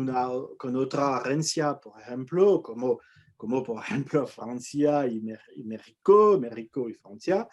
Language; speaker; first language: Spanish; non-native, fluent; French